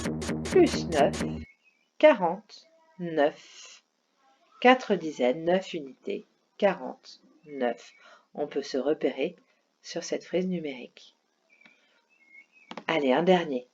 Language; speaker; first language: French; native; French